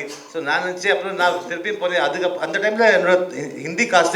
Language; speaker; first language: Tamil; early bilingual, heritage; Tamil